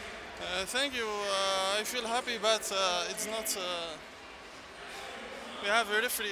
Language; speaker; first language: English; non-native, learner; Arabic